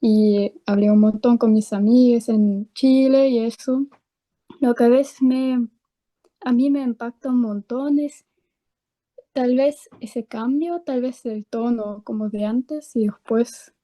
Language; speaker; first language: Spanish; non-native, fluent; German